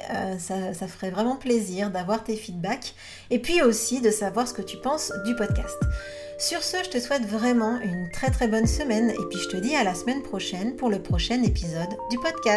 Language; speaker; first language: French; native; French